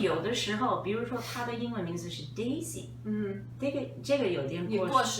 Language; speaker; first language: Chinese; non-native, fluent; English